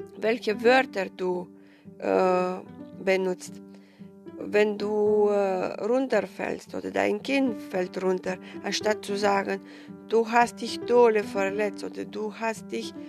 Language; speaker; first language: German; non-native, fluent; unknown